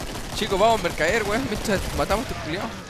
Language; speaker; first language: Spanish; native; Spanish